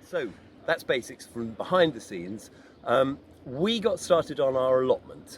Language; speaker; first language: English; native; English